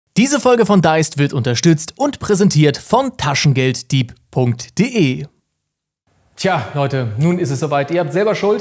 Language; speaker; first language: German; native; German